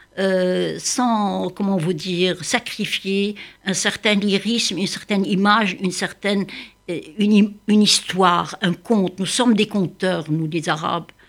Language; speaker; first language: French; non-native, local second language; Arabic